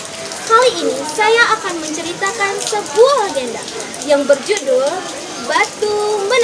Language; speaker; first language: Indonesian; non-native, local second language; Balinese